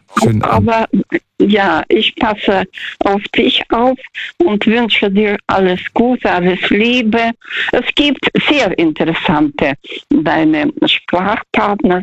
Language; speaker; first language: German; non-native, fluent; Russian